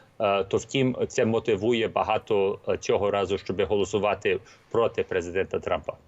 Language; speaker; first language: Ukrainian; early bilingual, heritage; Ukrainian